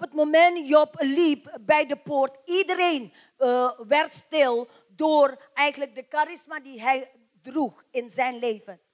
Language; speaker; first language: Dutch; non-native, learner; Indonesian